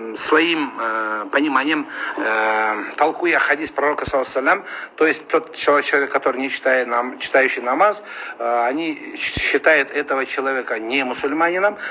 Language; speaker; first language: Russian; non-native, local second language; Kazakh